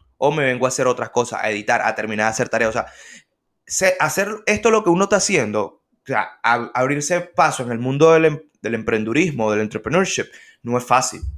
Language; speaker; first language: Spanish; native; Spanish